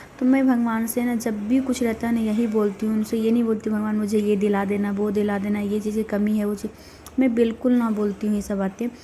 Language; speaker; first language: Hindi; native; Hindi